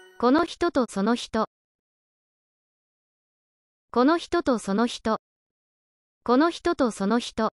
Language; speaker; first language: Japanese; non-native, learner; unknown